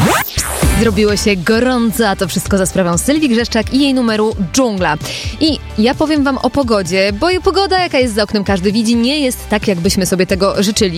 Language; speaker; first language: Polish; native; Polish